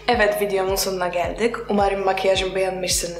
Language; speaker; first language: Turkish; non-native, fluent; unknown